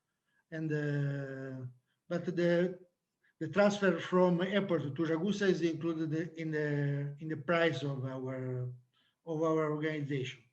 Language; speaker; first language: English; non-native, learner; Italian